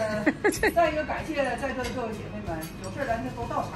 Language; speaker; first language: Chinese; native; Chinese